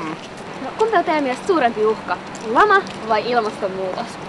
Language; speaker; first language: Finnish; native; Finnish